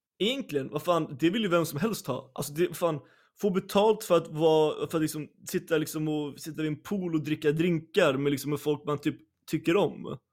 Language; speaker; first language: Swedish; native; Swedish